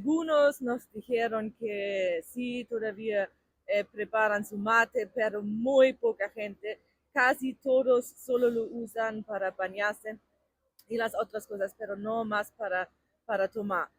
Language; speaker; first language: Spanish; non-native, fluent; German